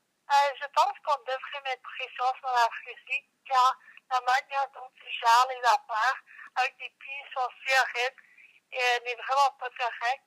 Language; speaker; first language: French; non-native, local second language; English